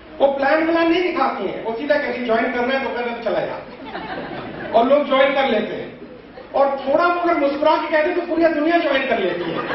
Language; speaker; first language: Hindi; native; Hindi